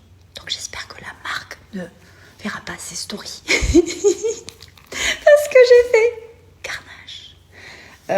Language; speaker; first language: French; native; French